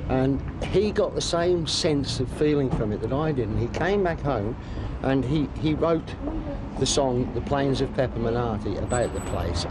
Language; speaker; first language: English; native; English